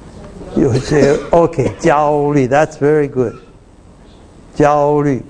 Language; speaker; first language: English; non-native, fluent; Chinese